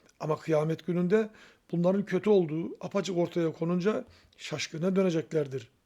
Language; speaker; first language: Turkish; native; Turkish